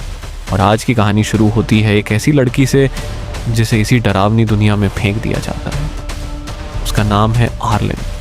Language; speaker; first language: Hindi; native; Hindi